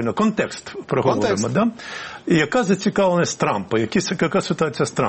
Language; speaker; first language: Ukrainian; native; Ukrainian